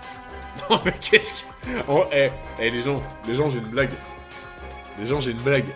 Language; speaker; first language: French; native; French